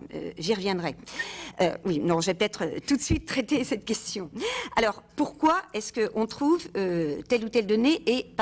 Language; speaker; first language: French; native; French